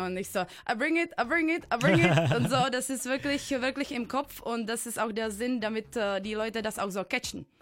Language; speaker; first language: German; non-native, fluent; Czech